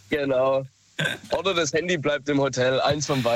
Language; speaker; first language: German; native; German